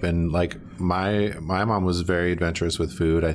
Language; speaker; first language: English; native; English